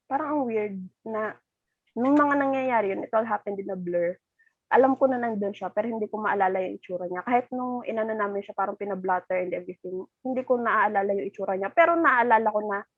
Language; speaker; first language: Filipino; native; Filipino